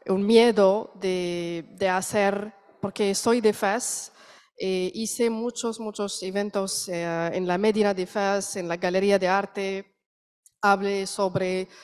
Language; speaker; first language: Spanish; non-native, learner; Arabic